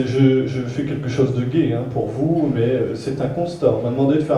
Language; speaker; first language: French; native; French